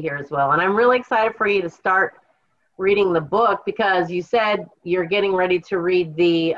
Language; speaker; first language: English; native; English